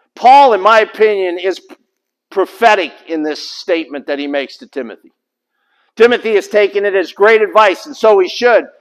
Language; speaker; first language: English; native; English